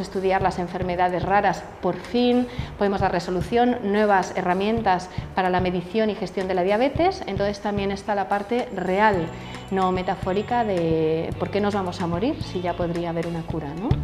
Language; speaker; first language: Spanish; native; Spanish